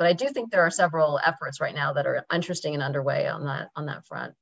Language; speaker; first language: English; native; English